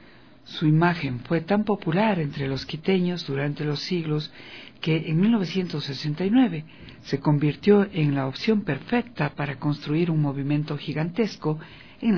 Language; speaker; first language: Spanish; native; Spanish